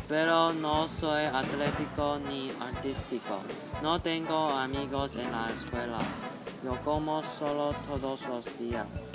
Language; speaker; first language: Spanish; non-native, learner; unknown